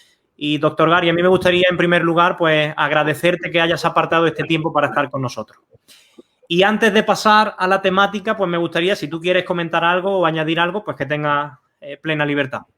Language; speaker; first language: Spanish; native; Spanish